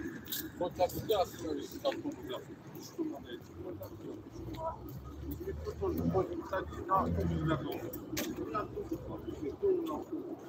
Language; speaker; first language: Russian; non-native, fluent; Tajik